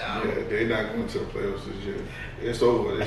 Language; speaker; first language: English; native; English